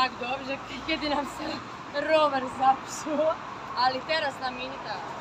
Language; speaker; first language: Polish; non-native, learner; Croatian